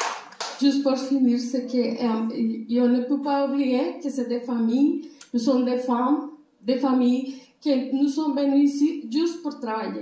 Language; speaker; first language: French; non-native, learner; Spanish